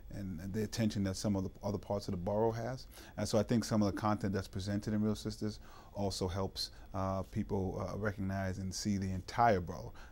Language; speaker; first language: English; native; English